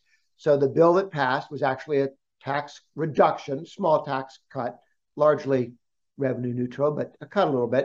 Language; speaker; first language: English; native; English